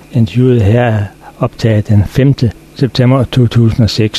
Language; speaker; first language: Danish; native; Danish